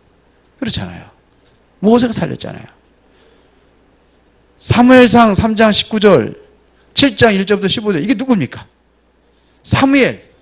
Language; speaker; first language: Korean; native; Korean